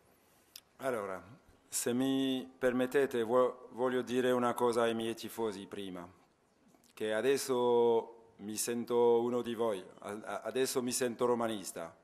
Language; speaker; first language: Italian; non-native, fluent; French